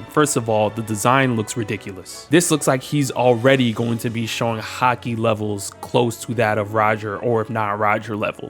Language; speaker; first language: English; native; English